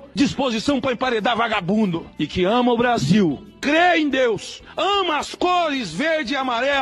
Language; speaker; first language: Portuguese; native; Portuguese